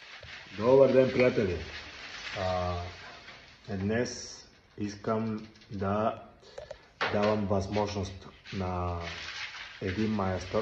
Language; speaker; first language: Bulgarian; non-native, learner; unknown